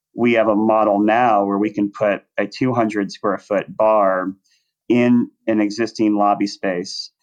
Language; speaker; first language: English; native; English